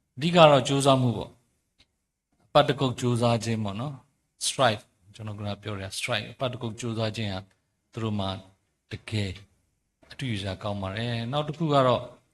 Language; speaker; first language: Burmese; non-native, local second language; S'gaw Karen